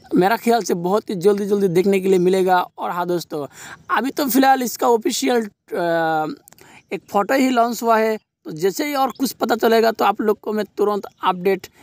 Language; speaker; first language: Hindi; native; Hindi